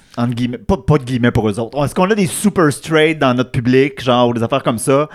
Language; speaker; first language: French; native; French